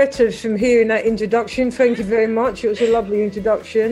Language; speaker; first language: English; native; English